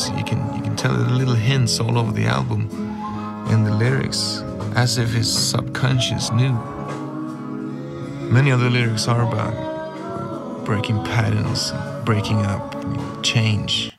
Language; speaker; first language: English; non-native, fluent; Swedish